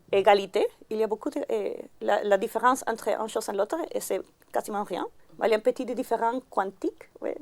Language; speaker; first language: French; non-native, learner; Spanish